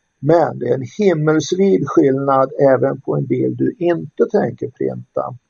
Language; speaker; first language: Swedish; native; Swedish